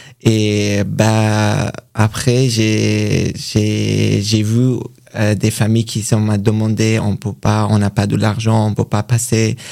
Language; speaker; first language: French; non-native, learner; Persian